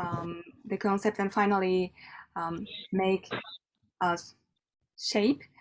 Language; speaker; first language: English; non-native, learner; Japanese